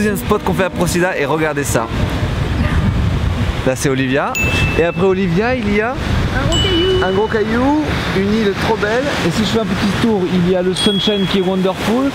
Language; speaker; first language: French; native; French